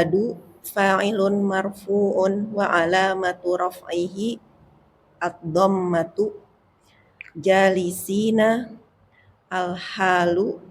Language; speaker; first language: Arabic; non-native, learner; Indonesian